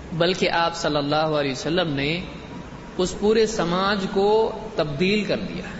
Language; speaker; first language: Urdu; native; Urdu